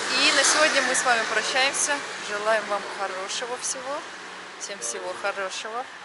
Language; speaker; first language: Russian; native; Russian